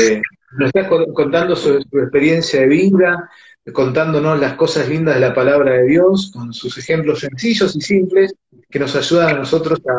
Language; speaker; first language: Spanish; native; Spanish